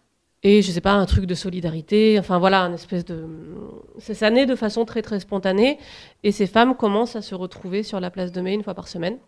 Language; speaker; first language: French; native; French